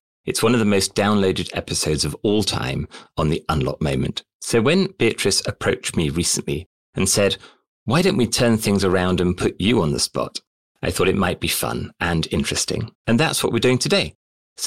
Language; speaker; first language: English; native; English